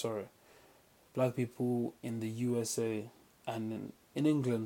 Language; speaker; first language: English; non-native, local second language; Yoruba